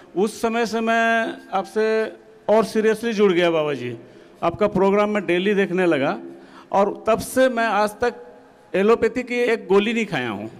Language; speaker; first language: Hindi; non-native, local second language; Odia